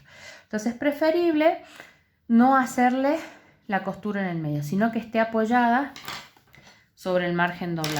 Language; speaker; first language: Spanish; native; Spanish